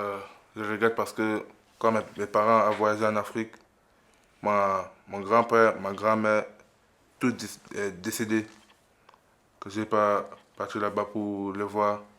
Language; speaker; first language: French; non-native, learner; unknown